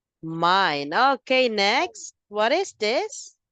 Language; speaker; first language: English; non-native, fluent; Filipino